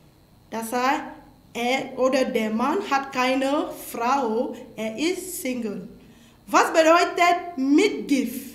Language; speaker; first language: German; non-native, fluent; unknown